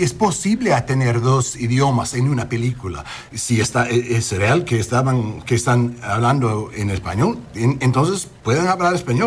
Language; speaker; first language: Spanish; early bilingual, heritage; Spanish